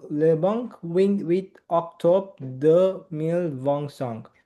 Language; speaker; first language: French; non-native, learner; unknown